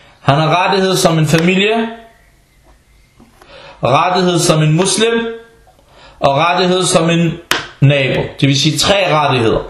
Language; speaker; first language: Danish; early bilingual, other home language; Arabic